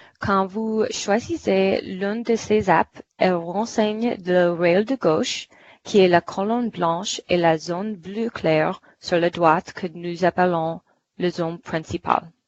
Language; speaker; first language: French; non-native, fluent; English